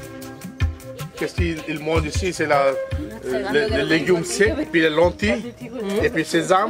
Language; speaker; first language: French; non-native, fluent; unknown